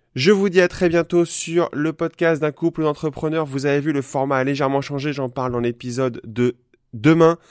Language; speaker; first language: French; native; French